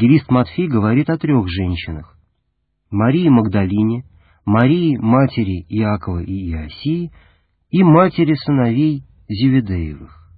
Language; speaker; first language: Russian; native; Russian